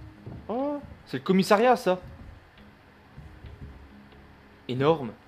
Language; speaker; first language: French; native; French